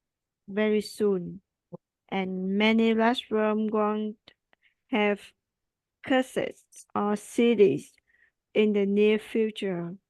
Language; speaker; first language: English; non-native, learner; Vietnamese